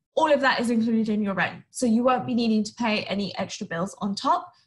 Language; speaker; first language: English; native; English